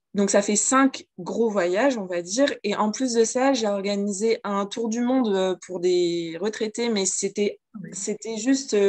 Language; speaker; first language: French; native; French